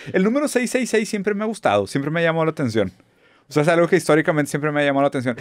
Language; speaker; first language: Spanish; non-native, fluent; German